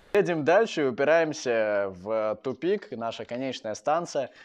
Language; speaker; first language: Russian; native; Russian